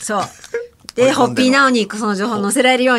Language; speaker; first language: Japanese; native; Japanese